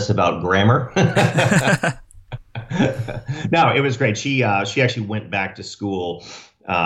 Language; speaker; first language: English; native; English